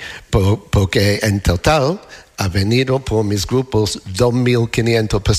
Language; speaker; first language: Spanish; non-native, learner; English